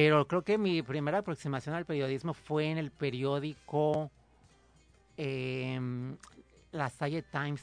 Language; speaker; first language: Spanish; native; Spanish